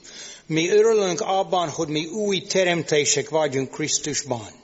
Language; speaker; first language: Hungarian; non-native, fluent; English